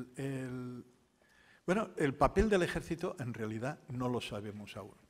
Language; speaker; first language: Spanish; non-native, local second language; Catalan